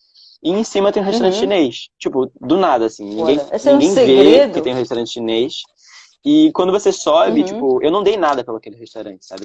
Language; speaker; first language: Portuguese; native; Portuguese